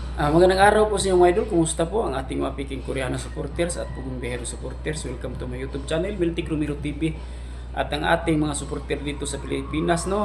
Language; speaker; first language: Filipino; non-native, local second language; Cebuano